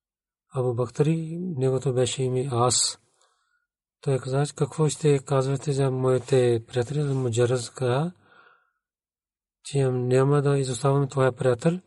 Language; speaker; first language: Bulgarian; non-native, learner; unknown